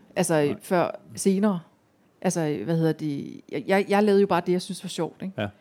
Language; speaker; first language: Danish; native; Danish